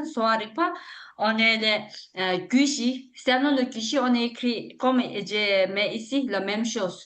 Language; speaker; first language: French; non-native, learner; Tibetan